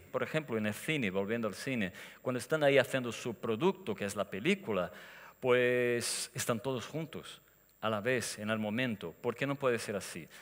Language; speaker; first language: Spanish; non-native, fluent; Portuguese